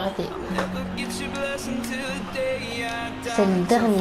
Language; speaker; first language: French; native; French